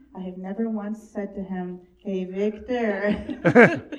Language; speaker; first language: English; native; English